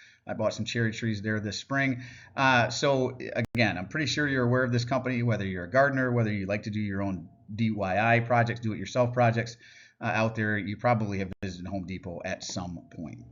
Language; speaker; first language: English; native; English